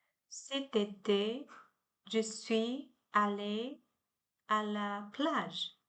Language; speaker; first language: French; non-native, learner; Chinese